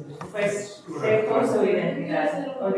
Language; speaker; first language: Spanish; non-native, learner; English